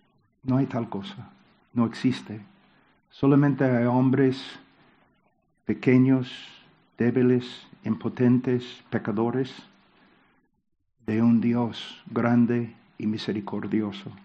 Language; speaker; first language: Spanish; non-native, fluent; English